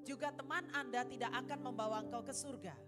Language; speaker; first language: Indonesian; native; Indonesian